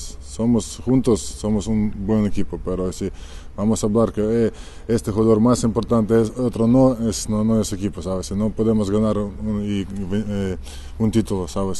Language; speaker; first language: Spanish; non-native, learner; Ukrainian